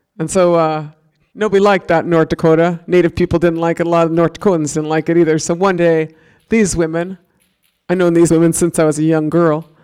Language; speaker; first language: English; native; English